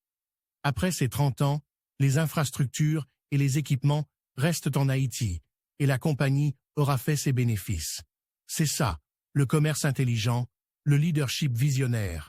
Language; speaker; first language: French; non-native, local second language; Haitian Creole